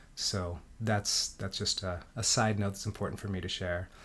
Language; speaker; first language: English; early bilingual, heritage; Spanish